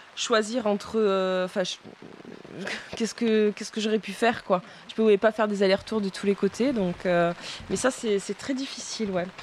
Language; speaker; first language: French; non-native, fluent; Spanish